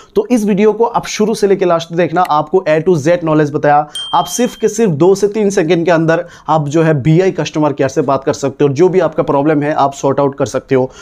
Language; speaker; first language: Hindi; native; Hindi